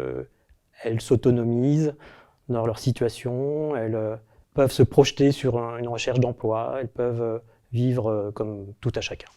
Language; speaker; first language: French; native; French